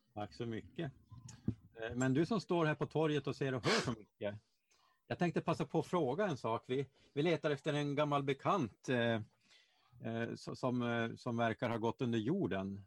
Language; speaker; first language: Swedish; native; Swedish